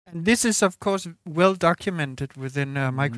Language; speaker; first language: English; non-native, fluent; Danish